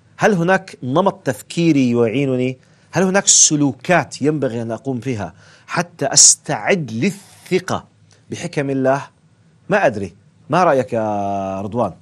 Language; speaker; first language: Arabic; native; Arabic